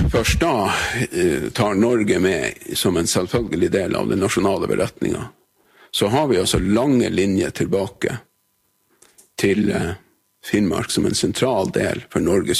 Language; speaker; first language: Norwegian; native; Norwegian